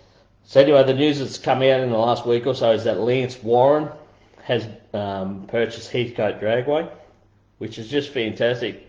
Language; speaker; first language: English; native; English